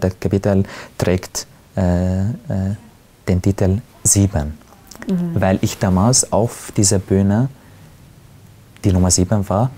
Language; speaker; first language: German; non-native, fluent; Arabic